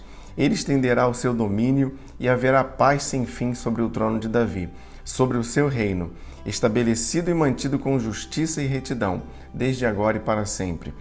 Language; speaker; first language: Portuguese; native; Portuguese